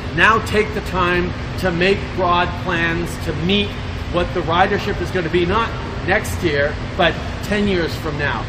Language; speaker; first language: English; early bilingual, other home language; French